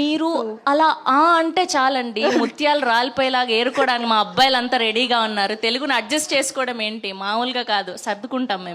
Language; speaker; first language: Telugu; native; Telugu